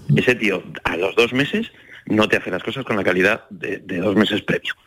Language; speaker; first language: Spanish; native; Spanish